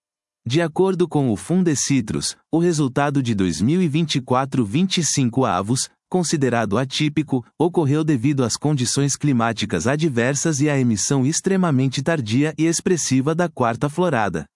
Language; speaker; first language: Portuguese; native; Portuguese